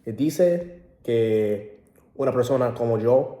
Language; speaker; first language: Spanish; non-native, learner; English